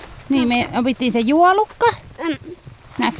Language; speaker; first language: Finnish; native; Finnish